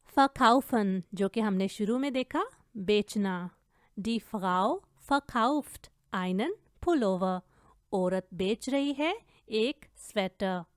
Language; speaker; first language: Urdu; native; Urdu